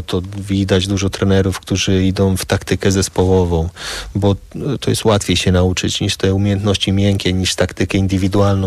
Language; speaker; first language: Polish; early bilingual, heritage; Polish